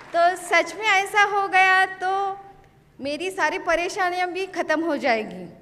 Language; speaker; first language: Hindi; non-native, local second language; Marathi